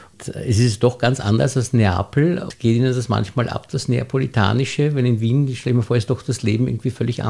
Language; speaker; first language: German; native; German